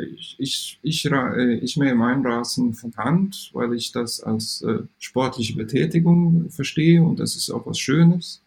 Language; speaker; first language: German; non-native, fluent; Swedish